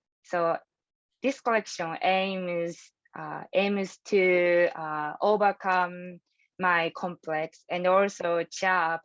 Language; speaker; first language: English; non-native, learner; Japanese